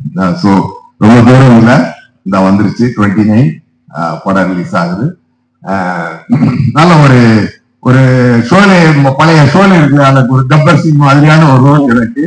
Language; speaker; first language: Tamil; native; Tamil